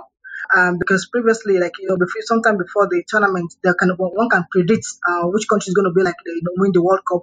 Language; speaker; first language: English; non-native, local second language; Yoruba